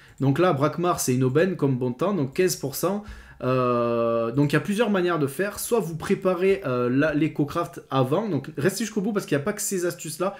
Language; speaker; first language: French; native; French